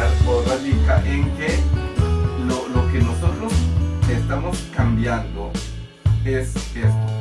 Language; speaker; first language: Spanish; non-native, local second language; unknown